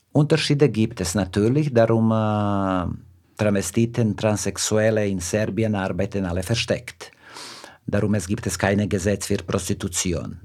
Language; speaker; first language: German; non-native, fluent; Serbian